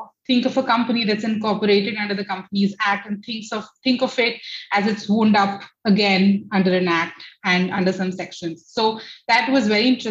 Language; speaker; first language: English; non-native, local second language; Hindi